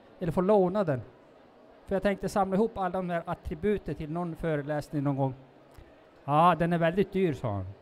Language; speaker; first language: Swedish; non-native, local second language; Northern Sami